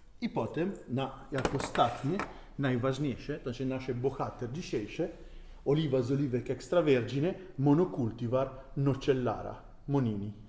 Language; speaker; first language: Polish; non-native, learner; Italian